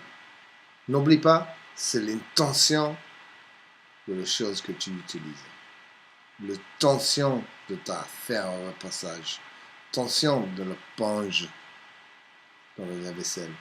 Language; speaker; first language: French; non-native, fluent; English